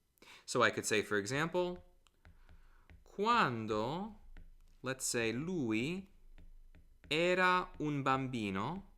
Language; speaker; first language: Italian; non-native, fluent; English